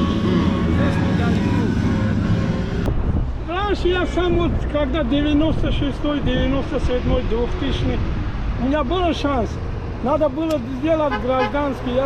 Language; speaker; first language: Russian; non-native, local second language; Tajik